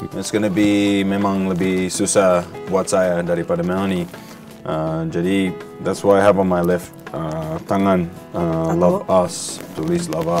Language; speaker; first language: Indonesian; non-native, learner; English